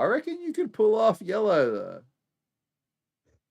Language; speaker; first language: English; native; English